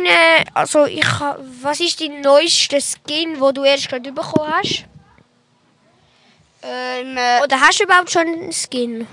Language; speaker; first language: German; native; German